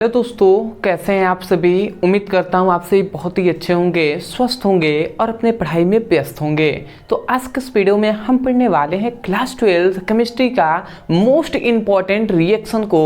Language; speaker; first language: Hindi; native; Hindi